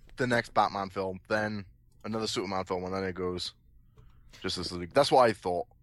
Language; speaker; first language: English; native; English